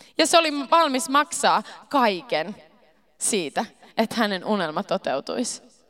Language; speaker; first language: Finnish; early bilingual, heritage; Finnish